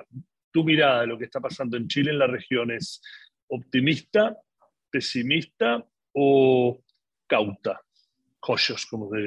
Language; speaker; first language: Spanish; native; Spanish